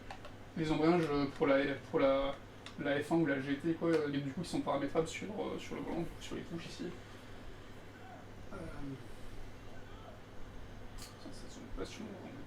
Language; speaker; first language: French; native; French